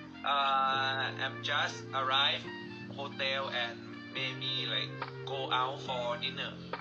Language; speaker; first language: English; non-native, learner; Thai